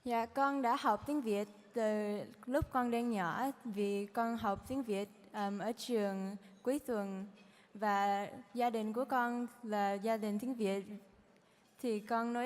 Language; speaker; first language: Vietnamese; early bilingual, heritage; Vietnamese